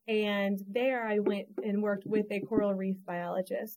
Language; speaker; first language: English; native; English